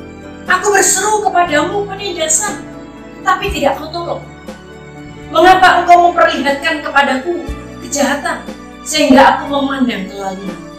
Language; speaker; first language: Indonesian; native; Indonesian